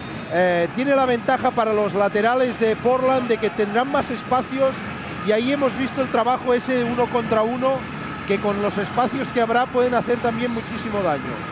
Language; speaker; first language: Spanish; native; Spanish